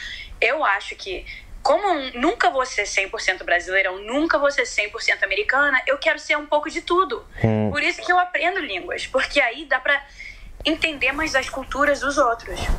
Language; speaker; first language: Portuguese; early bilingual, heritage; Portuguese